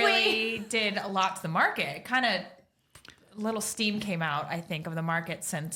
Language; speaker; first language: English; native; English